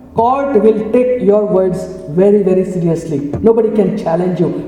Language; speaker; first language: English; non-native, local second language; Gujarati